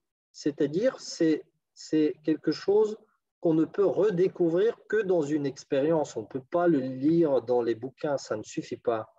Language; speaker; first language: French; non-native, fluent; Ukrainian